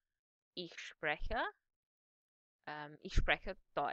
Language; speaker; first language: German; non-native, fluent; English